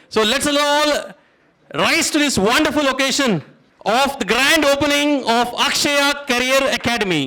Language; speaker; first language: English; non-native, local second language; Kannada